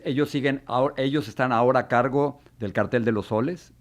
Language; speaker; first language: Spanish; native; Spanish